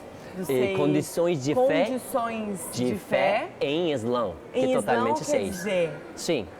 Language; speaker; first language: Portuguese; non-native, learner; Turkish